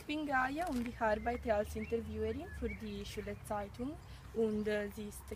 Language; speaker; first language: German; non-native, learner; Italian